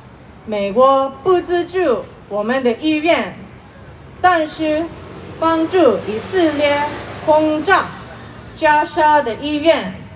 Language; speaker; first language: Chinese; non-native, fluent; Korean